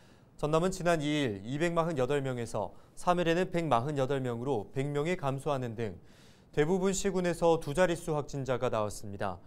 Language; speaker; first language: Korean; native; Korean